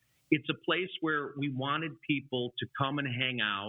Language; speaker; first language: English; native; English